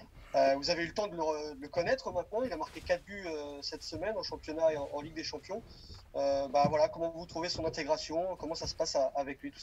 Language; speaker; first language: French; native; French